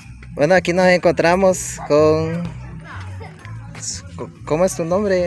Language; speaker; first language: Spanish; native; Spanish